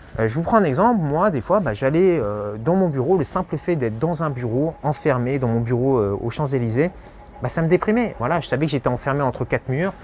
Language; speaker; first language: French; native; French